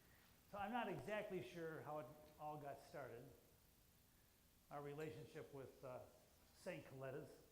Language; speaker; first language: English; native; English